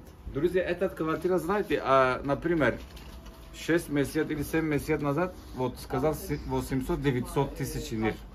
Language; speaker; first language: Russian; non-native, learner; Turkish